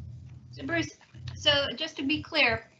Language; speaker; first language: English; native; English